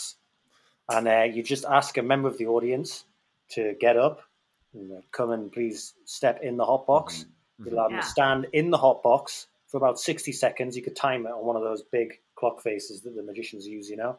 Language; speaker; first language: English; native; English